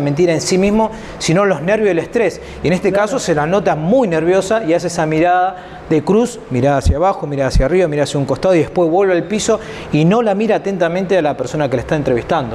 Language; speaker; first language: Spanish; native; Spanish